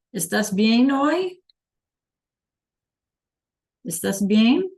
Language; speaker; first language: Spanish; non-native, fluent; English